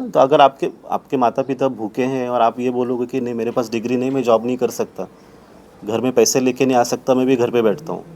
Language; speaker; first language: Hindi; non-native, local second language; Marathi